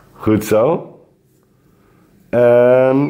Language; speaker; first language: Dutch; native; Dutch